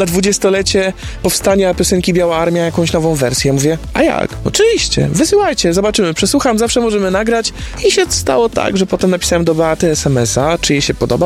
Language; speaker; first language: Polish; native; Polish